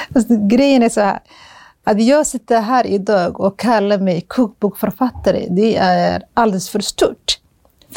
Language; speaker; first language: Swedish; non-native, fluent; Somali